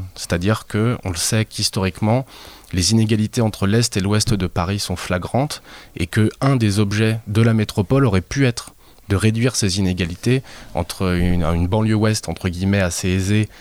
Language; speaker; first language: French; native; French